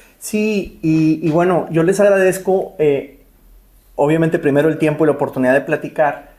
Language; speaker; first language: Spanish; native; Spanish